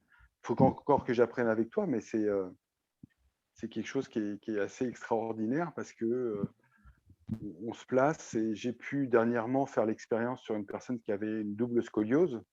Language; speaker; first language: French; native; French